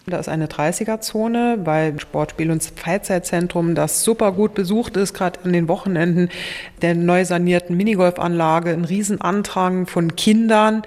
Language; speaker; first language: German; native; German